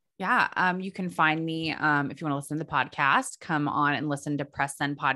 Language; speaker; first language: English; native; English